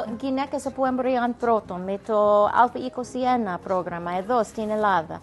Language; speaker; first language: Greek; non-native, learner; English